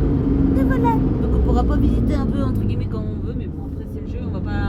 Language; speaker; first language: French; native; French